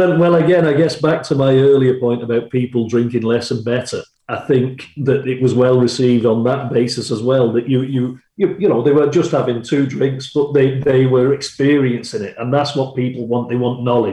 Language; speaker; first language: English; native; English